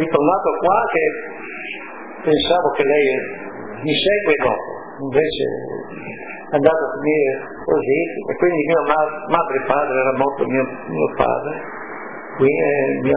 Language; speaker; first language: Italian; native; Italian